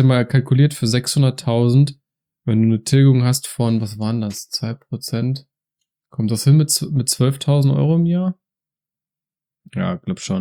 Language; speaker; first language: German; native; German